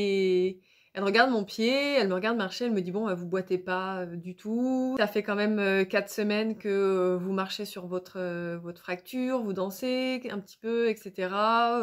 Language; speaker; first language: French; native; French